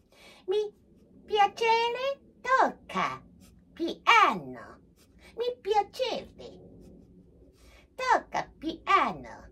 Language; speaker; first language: Italian; non-native, learner; Japanese